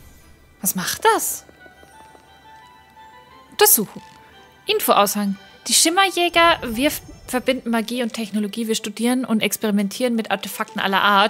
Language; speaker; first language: German; native; German